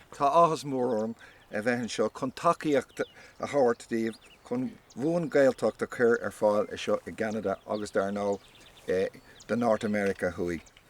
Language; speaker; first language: Irish; non-native, local second language; English